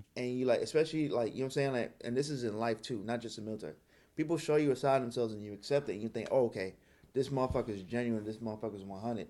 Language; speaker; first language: English; early bilingual, other home language; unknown